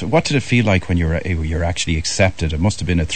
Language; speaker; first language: English; native; English